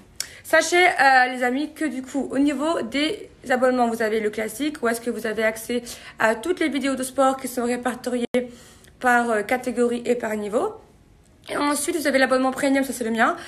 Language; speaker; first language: French; native; French